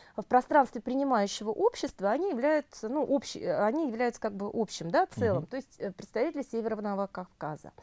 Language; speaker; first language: Russian; native; Russian